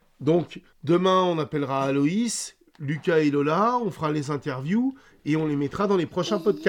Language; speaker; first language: French; native; French